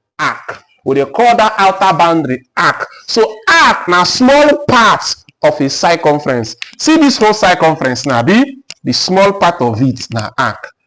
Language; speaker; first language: Nigerian Pidgin; native; Nigerian Pidgin